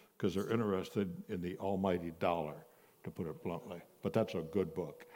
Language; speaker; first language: English; native; English